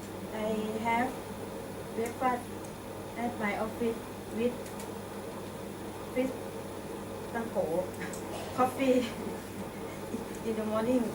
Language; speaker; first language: English; non-native, learner; Thai